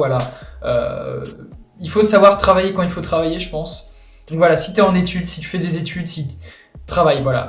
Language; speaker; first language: French; native; French